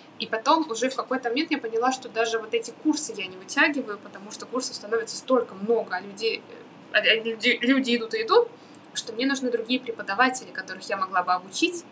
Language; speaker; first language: Russian; native; Russian